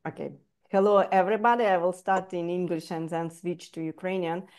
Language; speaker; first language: English; non-native, fluent; Ukrainian